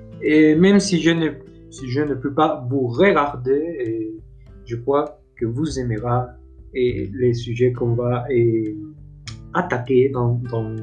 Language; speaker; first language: French; non-native, learner; Spanish